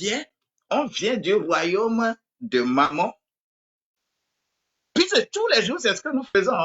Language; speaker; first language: French; non-native, local second language; Ewe